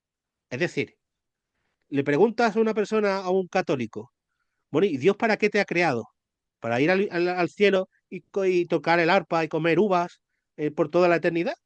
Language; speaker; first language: Spanish; native; Spanish